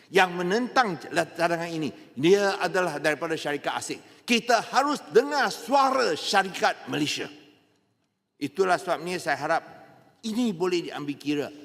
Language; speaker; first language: Malay; non-native, local second language; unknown